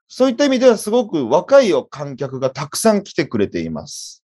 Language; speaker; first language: Japanese; native; Japanese